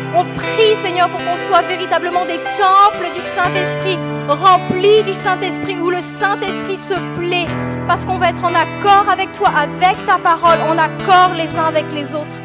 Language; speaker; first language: French; native; French